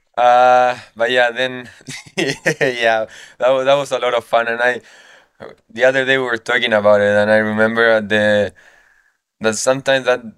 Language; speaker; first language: English; non-native, fluent; Spanish